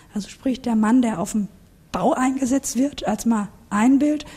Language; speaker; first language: German; non-native, fluent; Turkish